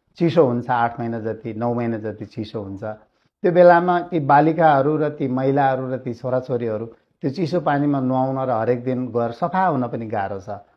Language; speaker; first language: Nepali; native; Nepali